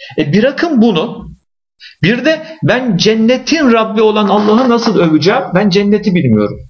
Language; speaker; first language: Turkish; native; Turkish